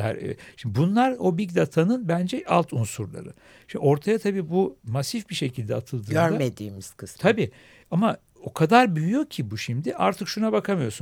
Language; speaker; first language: Turkish; native; Turkish